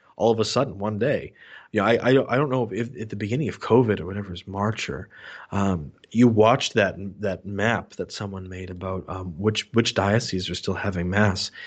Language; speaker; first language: English; native; English